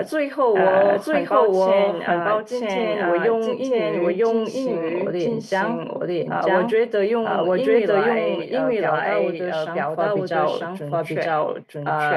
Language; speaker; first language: Chinese; non-native, learner; English